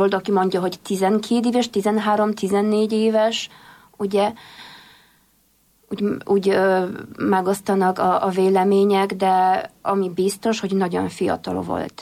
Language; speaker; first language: Hungarian; non-native, fluent; Polish